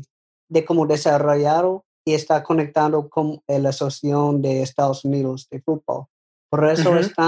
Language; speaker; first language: Spanish; non-native, learner; English